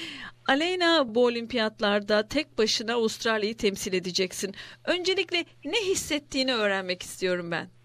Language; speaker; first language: Turkish; native; Turkish